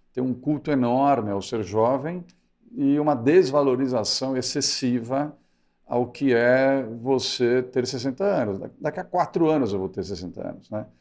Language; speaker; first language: Portuguese; early bilingual, other home language; Spanish